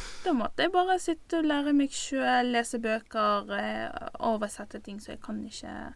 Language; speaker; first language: Norwegian; non-native, fluent; Arabic